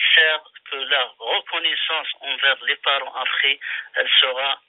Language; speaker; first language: French; non-native, local second language; Arabic